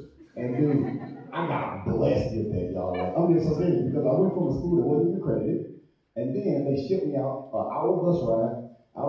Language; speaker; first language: English; native; English